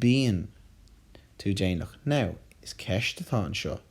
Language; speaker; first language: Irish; non-native, local second language; English